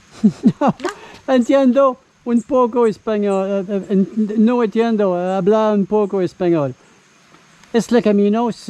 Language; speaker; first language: Spanish; non-native, learner; French